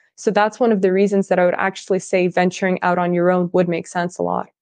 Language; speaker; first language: English; early bilingual, other home language; Russian